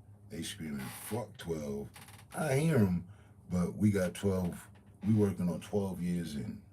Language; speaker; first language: English; native; English